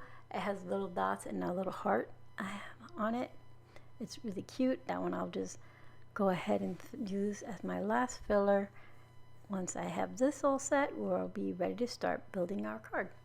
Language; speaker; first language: English; native; English